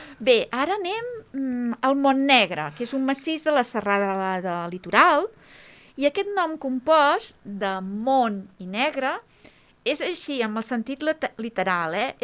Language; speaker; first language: Catalan; native; Catalan